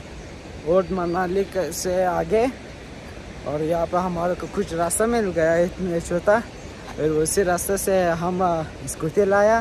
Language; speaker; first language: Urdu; non-native, learner; Persian